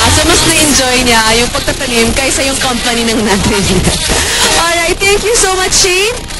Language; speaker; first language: Filipino; non-native, fluent; Korean